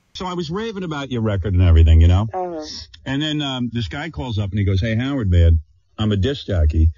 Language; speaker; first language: English; native; English